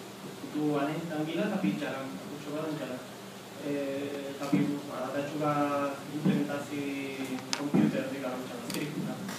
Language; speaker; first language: Indonesian; non-native, fluent; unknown